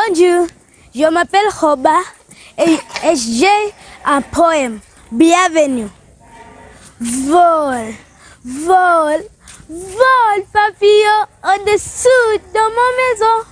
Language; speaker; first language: French; non-native, learner; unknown